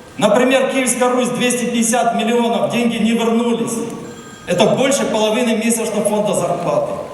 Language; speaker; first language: Russian; non-native, local second language; Ukrainian